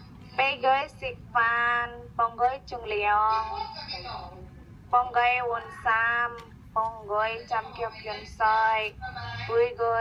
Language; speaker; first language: Cantonese; non-native, learner; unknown